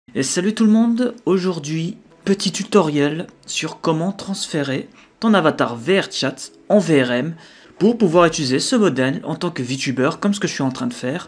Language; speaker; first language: French; native; French